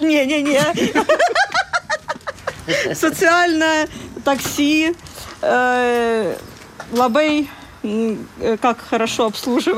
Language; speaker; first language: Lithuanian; non-native, learner; Russian